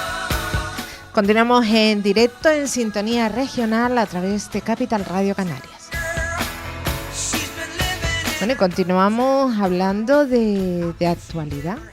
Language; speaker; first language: Spanish; native; Spanish